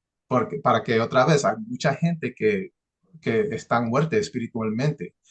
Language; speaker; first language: Spanish; early bilingual, heritage; English